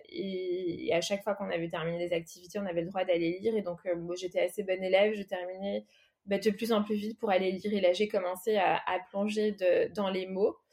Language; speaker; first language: French; early bilingual, other home language; Portuguese